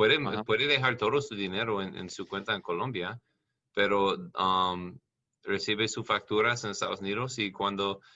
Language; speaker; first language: Spanish; non-native, learner; English